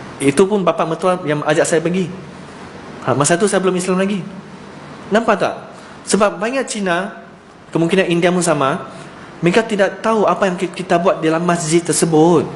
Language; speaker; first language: Malay; non-native, local second language; Chinese